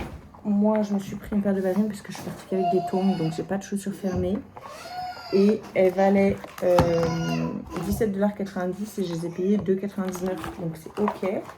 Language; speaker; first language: French; native; French